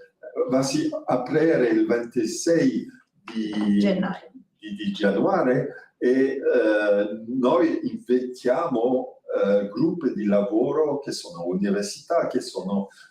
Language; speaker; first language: Italian; non-native, fluent; French